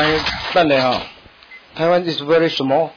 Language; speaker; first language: English; non-native, learner; Min Nan Chinese